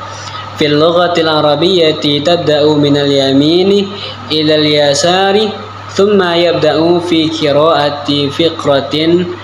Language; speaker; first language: Arabic; non-native, learner; Indonesian